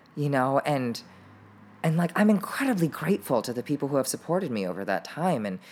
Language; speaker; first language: English; native; English